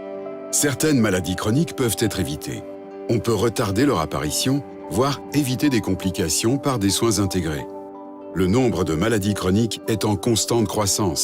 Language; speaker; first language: French; native; French